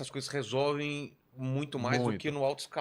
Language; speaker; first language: Portuguese; native; Portuguese